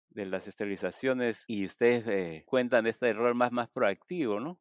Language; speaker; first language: Spanish; native; Spanish